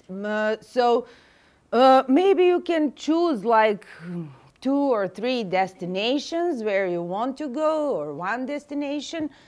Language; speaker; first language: English; non-native, fluent; Serbian